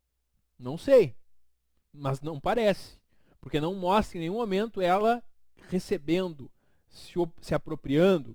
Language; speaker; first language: Portuguese; native; Portuguese